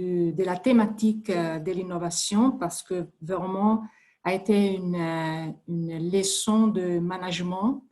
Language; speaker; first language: French; non-native, fluent; Italian